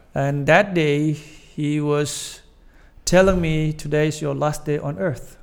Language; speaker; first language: English; non-native, fluent; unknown